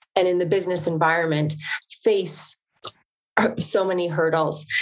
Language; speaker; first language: English; native; English